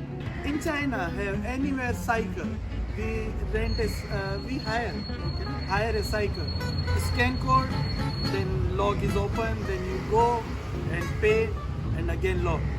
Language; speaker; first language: English; non-native, learner; Hindi